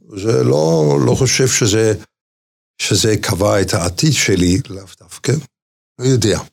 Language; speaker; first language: Hebrew; non-native, fluent; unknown